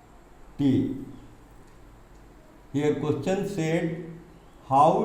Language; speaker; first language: English; non-native, local second language; Hindi